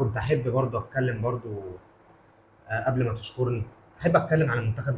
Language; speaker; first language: Arabic; native; Arabic